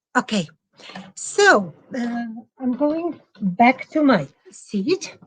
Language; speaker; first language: English; non-native, fluent; Czech